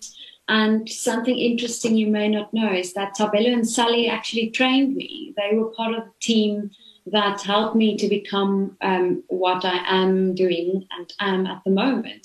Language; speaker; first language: English; non-native, local second language; Afrikaans